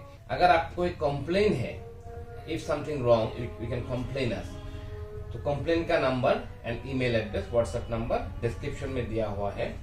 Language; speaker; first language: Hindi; non-native, learner; Bangla